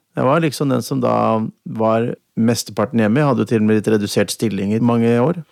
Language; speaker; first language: Norwegian; native; Norwegian